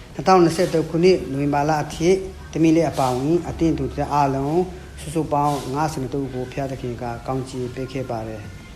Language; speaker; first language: Burmese; non-native, local second language; Hakha Chin